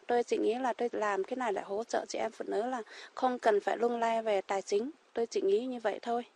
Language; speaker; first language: Vietnamese; non-native, local second language; Iu Mien